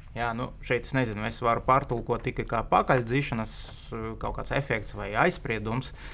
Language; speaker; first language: Latvian; non-native, local second language; Russian